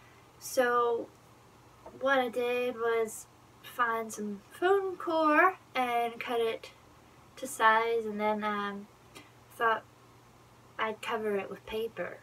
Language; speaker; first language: English; native; English